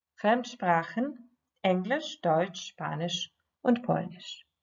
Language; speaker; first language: German; non-native, fluent; Croatian